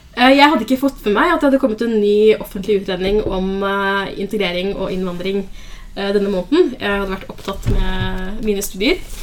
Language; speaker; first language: Norwegian; early bilingual, other home language; Somali